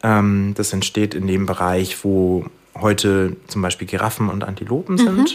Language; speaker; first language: German; native; German